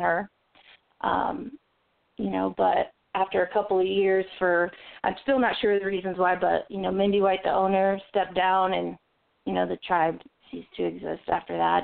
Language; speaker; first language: English; native; English